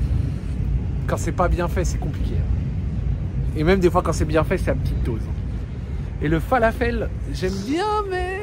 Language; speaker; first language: French; native; French